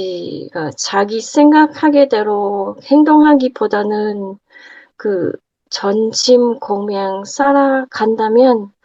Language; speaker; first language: Korean; non-native, learner; Thai